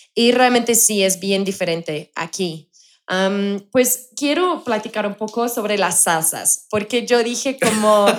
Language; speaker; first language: Spanish; non-native, fluent; English